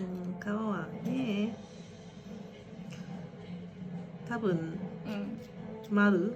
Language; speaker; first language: Japanese; non-native, learner; English